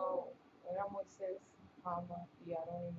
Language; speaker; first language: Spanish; early bilingual, heritage; Spanish